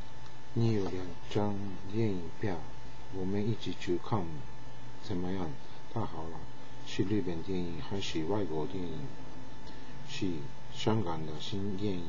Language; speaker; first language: Chinese; non-native, learner; Japanese